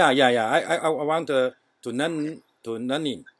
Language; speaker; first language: English; non-native, learner; Chinese